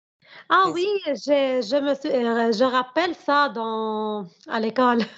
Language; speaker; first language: French; non-native, learner; Arabic